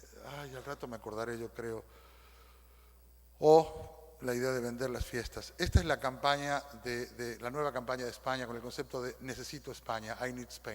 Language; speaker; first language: Spanish; native; Spanish